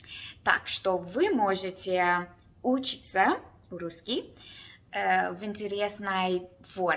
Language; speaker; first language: Russian; non-native, learner; English